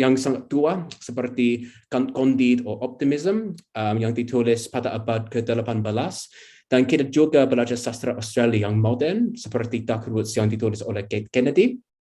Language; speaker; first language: Indonesian; non-native, fluent; English